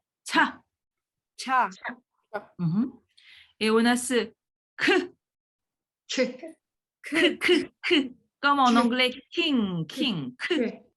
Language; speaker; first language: French; early bilingual, other home language; Korean